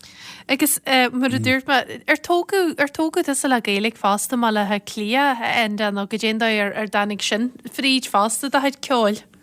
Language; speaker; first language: Irish; native; Irish